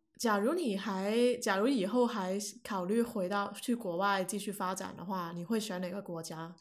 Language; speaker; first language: Chinese; non-native, local second language; Cantonese